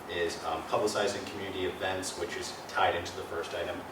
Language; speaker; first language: English; native; English